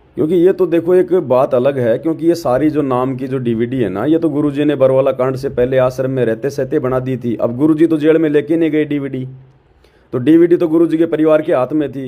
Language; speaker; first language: Hindi; native; Hindi